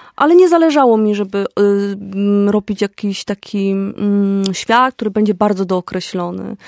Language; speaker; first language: Polish; native; Polish